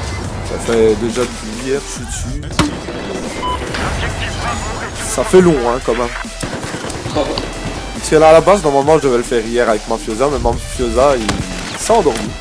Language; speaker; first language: French; native; French